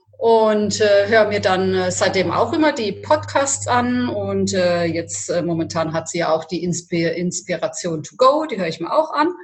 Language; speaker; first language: German; early bilingual, other home language; Italian